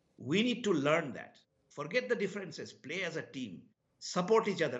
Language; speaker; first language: English; non-native, local second language; Bangla